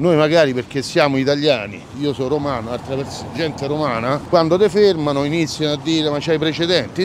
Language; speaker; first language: Italian; native; Italian